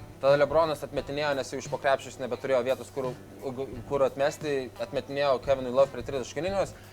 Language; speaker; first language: Lithuanian; native; Lithuanian